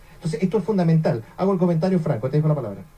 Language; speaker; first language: Spanish; native; Spanish